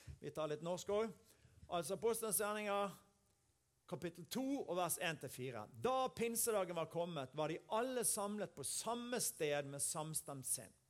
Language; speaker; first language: Norwegian; native; Norwegian